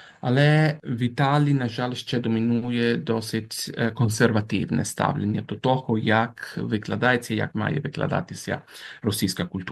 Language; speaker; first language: Ukrainian; non-native, fluent; Italian